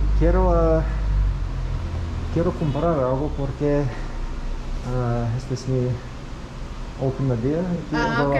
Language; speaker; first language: Spanish; non-native, learner; English